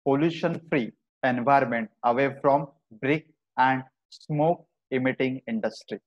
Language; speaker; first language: English; non-native, local second language; Marathi